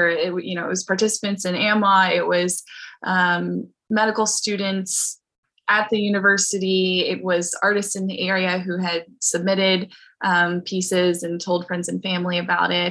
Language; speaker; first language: English; native; English